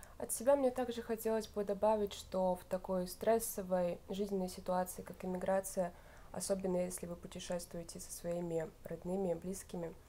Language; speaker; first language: Russian; native; Russian